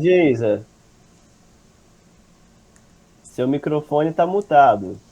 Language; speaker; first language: Portuguese; native; Portuguese